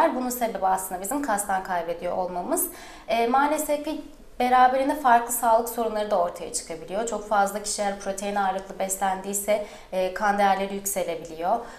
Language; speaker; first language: Turkish; early bilingual, heritage; Turkish